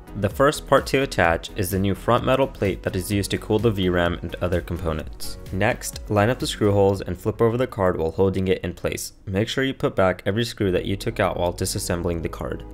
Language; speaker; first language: English; native; English